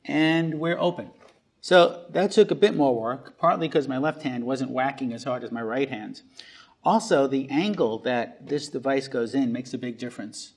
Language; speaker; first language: English; native; English